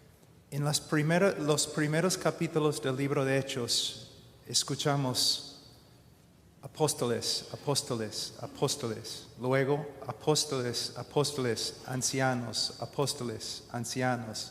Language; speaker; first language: Spanish; non-native, fluent; English